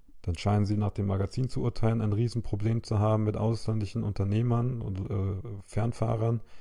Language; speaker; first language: German; native; German